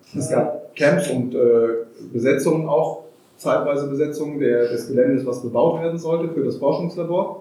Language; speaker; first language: German; native; German